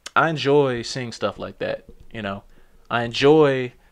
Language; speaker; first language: English; native; English